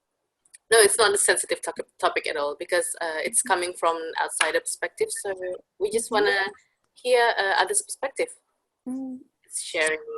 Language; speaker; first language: English; non-native, fluent; Indonesian